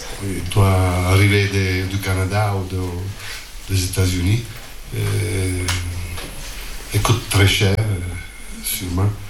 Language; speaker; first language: French; non-native, fluent; Italian